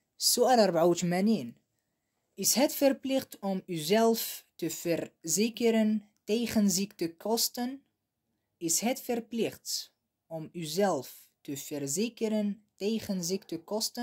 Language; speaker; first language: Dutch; non-native, learner; Arabic